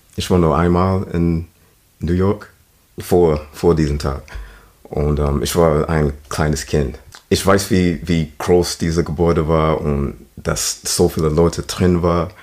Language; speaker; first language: German; non-native, learner; English